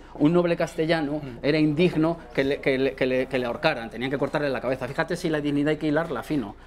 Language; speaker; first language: Spanish; native; Spanish